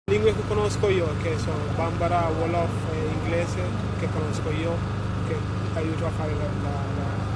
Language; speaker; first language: Italian; non-native, fluent; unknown